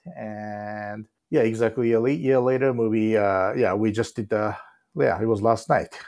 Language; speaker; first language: English; non-native, fluent; Japanese